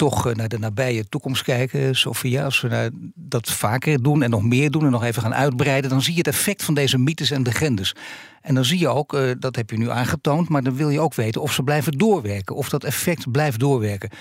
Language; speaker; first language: Dutch; native; Dutch